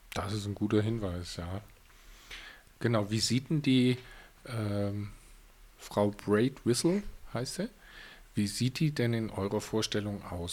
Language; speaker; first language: German; native; German